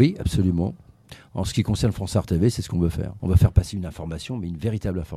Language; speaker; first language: French; native; French